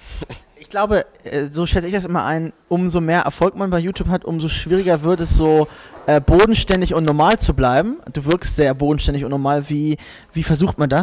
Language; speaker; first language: German; native; German